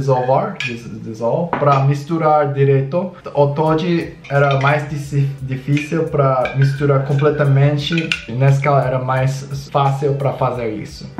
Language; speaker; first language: Portuguese; non-native, learner; English